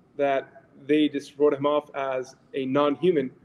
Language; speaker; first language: English; native; English